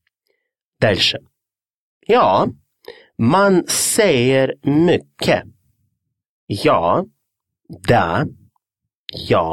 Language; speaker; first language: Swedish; non-native, fluent; Russian